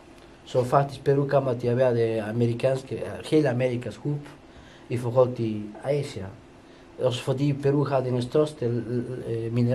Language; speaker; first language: Danish; non-native, fluent; Spanish